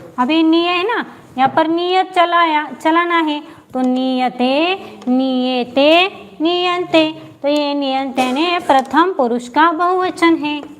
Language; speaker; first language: Hindi; non-native, local second language; Marathi